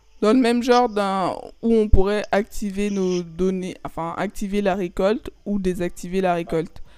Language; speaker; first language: French; native; French